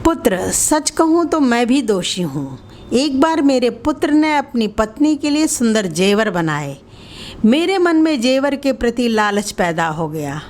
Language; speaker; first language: Hindi; non-native, local second language; Telugu